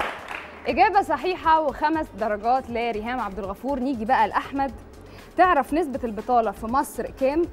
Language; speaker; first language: Arabic; native; Arabic